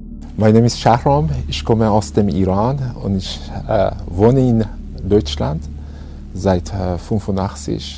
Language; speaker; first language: German; non-native, fluent; Persian